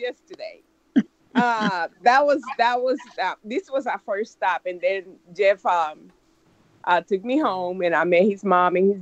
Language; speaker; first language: English; early bilingual, other home language; Spanish